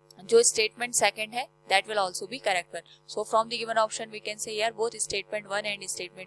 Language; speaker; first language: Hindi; native; Hindi